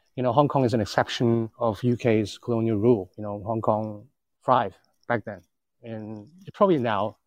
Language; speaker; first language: English; non-native, local second language; Cantonese